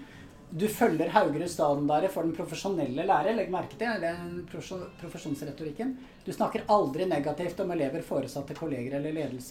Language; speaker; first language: Norwegian; native; Norwegian